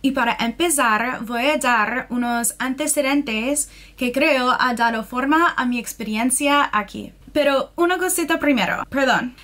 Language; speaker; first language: Spanish; non-native, fluent; English